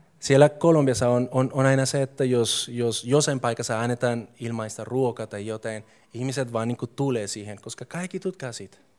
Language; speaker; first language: Finnish; non-native, fluent; Spanish